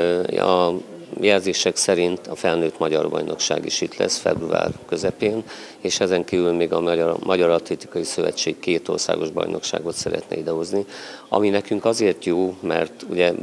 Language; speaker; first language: Hungarian; native; Hungarian